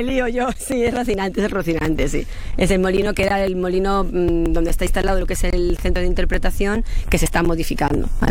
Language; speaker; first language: Spanish; native; Spanish